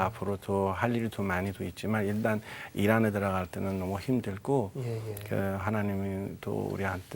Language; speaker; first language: Korean; non-native, fluent; Persian